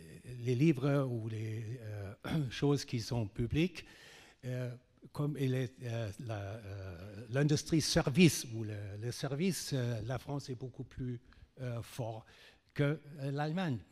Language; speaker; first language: French; non-native, fluent; German